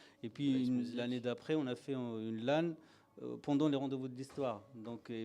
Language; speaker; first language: French; native; French